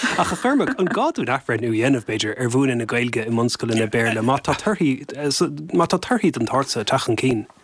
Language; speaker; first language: Irish; native; Irish